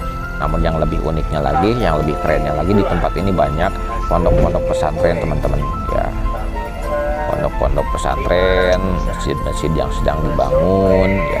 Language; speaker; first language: Indonesian; non-native, local second language; Sundanese